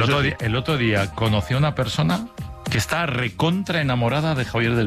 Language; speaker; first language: Spanish; native; Spanish